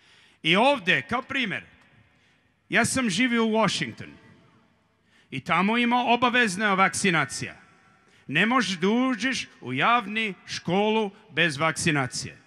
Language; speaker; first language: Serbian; early bilingual, heritage; Serbian